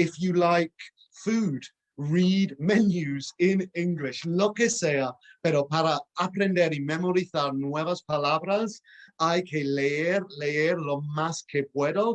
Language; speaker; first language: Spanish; non-native, fluent; English